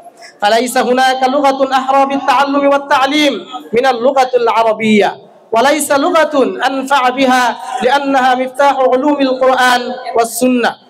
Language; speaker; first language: Arabic; non-native, learner; Bangla